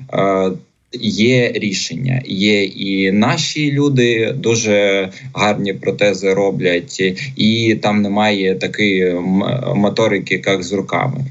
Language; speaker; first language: Ukrainian; non-native, local second language; Russian